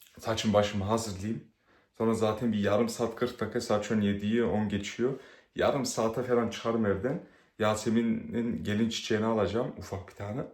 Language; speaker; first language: Turkish; early bilingual, heritage; Turkish